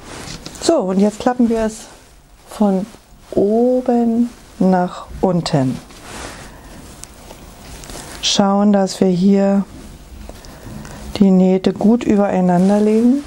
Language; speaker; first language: German; native; German